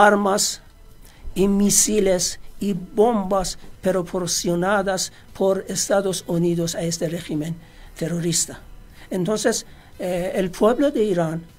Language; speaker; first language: Spanish; non-native, fluent; Persian